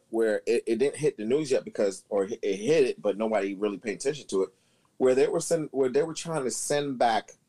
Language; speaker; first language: English; native; English